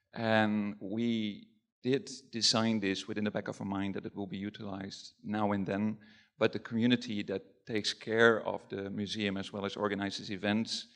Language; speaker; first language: English; non-native, fluent; Dutch